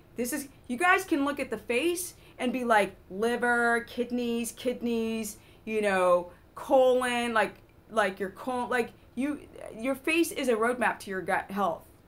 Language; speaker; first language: English; native; English